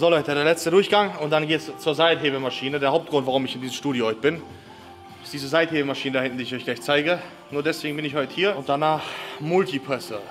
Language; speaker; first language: German; native; German